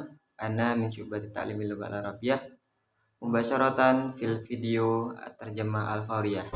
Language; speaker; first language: Arabic; non-native, learner; Indonesian